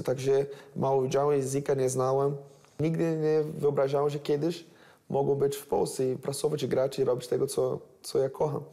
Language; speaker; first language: Polish; non-native, learner; Portuguese